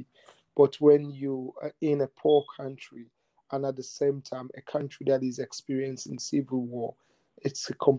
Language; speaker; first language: English; non-native, local second language; Mandingo